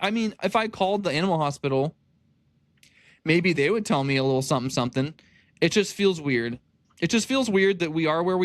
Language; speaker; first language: English; native; English